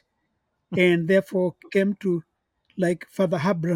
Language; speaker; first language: English; non-native, local second language; Kamba